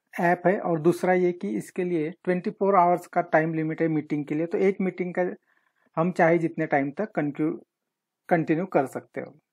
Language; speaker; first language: Hindi; non-native, local second language; Marathi